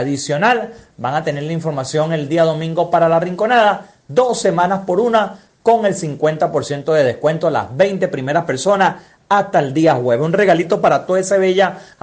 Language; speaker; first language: Spanish; native; Spanish